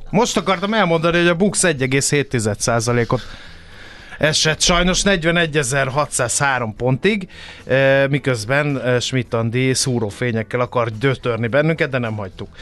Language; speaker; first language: Hungarian; native; Hungarian